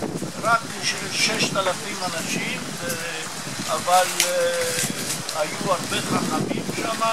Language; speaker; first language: Hebrew; non-native, fluent; Italian